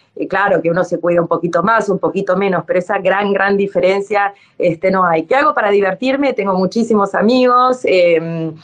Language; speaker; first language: Spanish; native; Spanish